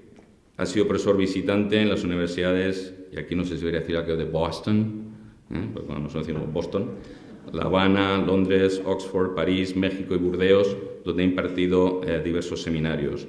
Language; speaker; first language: Spanish; native; Spanish